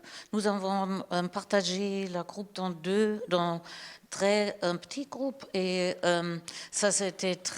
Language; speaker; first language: French; non-native, learner; German